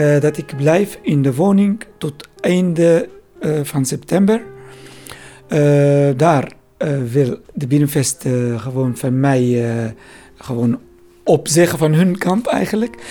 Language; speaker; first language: Dutch; non-native, learner; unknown